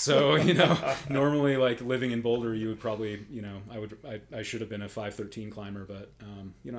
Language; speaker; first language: English; native; English